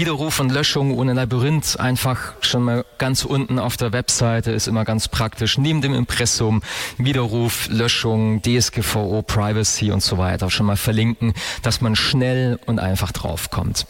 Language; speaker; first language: German; native; German